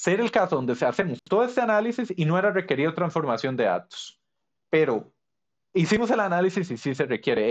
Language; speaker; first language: Spanish; native; Spanish